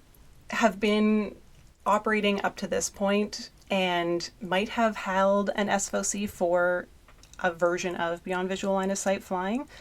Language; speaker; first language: English; native; English